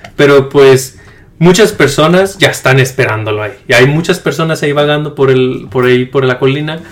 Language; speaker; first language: Spanish; early bilingual, heritage; Spanish